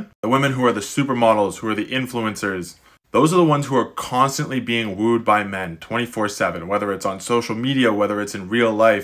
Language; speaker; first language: English; native; English